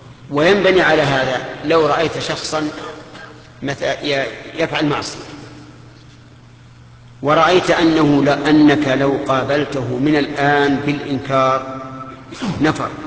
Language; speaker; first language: Arabic; native; Arabic